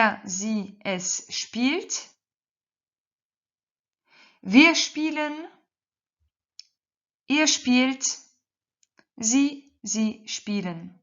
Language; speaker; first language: German; non-native, fluent; French